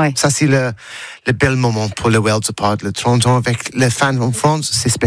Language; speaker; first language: French; non-native, learner; English